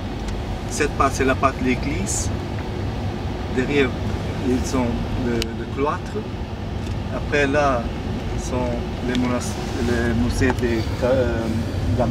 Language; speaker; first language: French; non-native, fluent; Portuguese